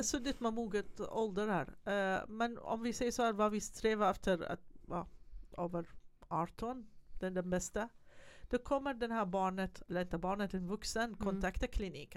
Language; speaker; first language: Swedish; non-native, fluent; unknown